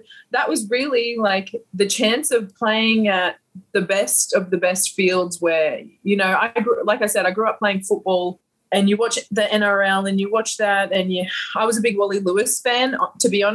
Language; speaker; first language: English; native; English